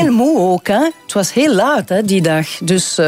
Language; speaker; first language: Dutch; non-native, learner; French